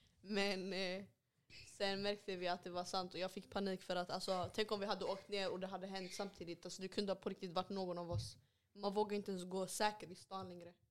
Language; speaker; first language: Swedish; early bilingual, other home language; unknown